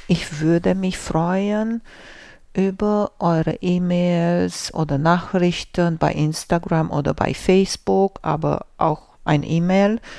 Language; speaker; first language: German; non-native, fluent; Romanian